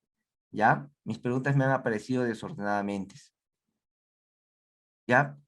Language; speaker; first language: Spanish; native; Spanish